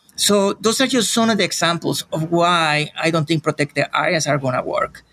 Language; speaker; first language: English; non-native, fluent; Spanish